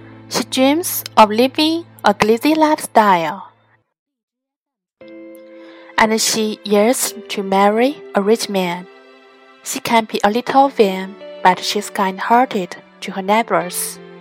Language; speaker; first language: English; non-native, learner; Chinese